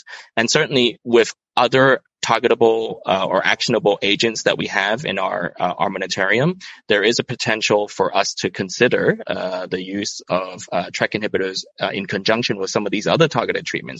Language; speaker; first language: English; non-native, local second language; Cantonese